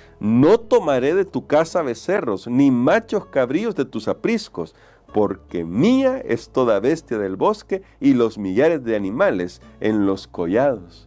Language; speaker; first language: Spanish; native; Spanish